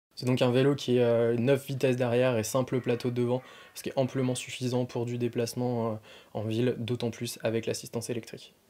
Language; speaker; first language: French; native; French